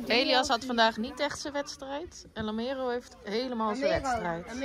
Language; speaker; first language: Dutch; native; Dutch